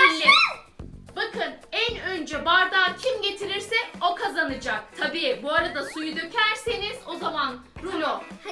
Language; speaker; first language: Turkish; native; Turkish